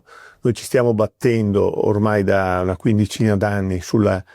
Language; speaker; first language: Italian; native; Italian